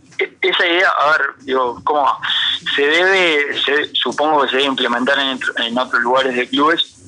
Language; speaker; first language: Spanish; native; Spanish